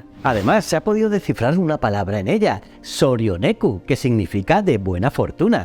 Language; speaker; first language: Spanish; native; Spanish